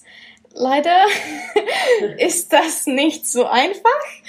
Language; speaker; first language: German; non-native, fluent; Czech